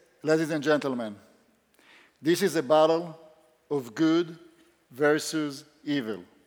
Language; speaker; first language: English; non-native, fluent; Hebrew